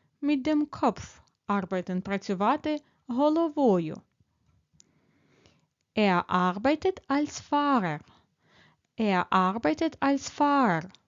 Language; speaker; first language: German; non-native, fluent; Ukrainian